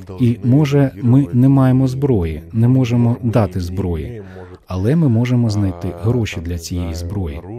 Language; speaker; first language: Ukrainian; non-native, fluent; Lithuanian